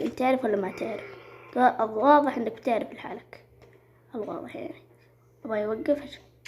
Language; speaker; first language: Arabic; native; Arabic